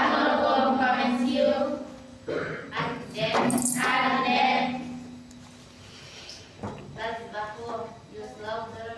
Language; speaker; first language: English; non-native, learner; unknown